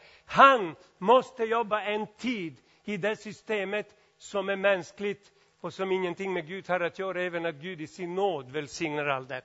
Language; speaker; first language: Swedish; non-native, fluent; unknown